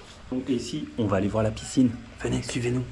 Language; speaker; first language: French; native; French